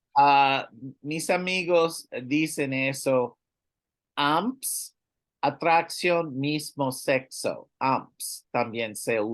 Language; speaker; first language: Spanish; non-native, learner; English